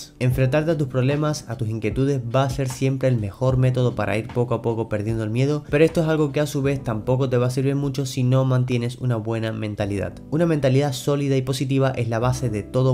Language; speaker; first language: Spanish; native; Spanish